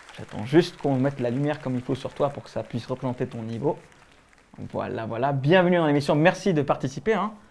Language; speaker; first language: French; early bilingual, other home language; Spanish